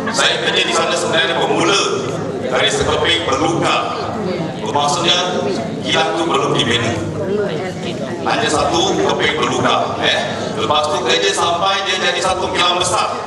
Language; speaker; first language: Malay; non-native, local second language; Chinese